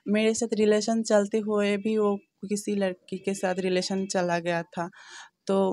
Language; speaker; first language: Hindi; non-native, local second language; Bangla